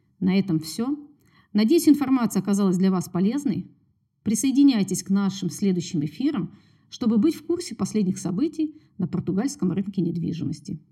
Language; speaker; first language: Russian; native; Russian